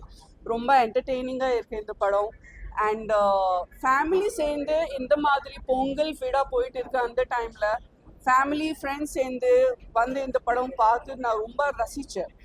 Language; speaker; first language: Tamil; non-native, local second language; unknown